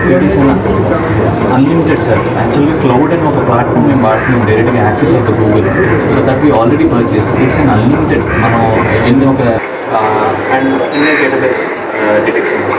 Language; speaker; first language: Telugu; native; Telugu